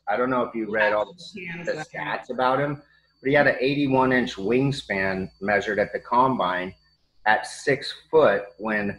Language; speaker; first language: English; native; English